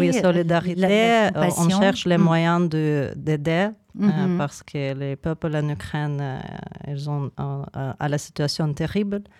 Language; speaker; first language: French; non-native, fluent; Ukrainian